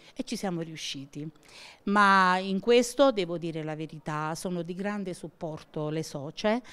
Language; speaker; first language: Italian; native; Italian